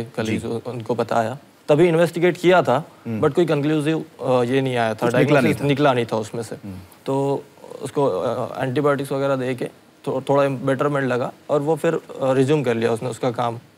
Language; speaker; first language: Hindi; non-native, local second language; Marathi